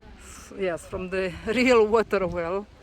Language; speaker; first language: English; non-native, learner; Romanian